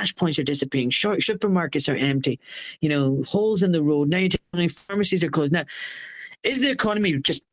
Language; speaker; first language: English; native; English